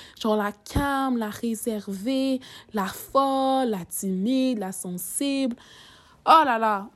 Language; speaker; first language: French; early bilingual, other home language; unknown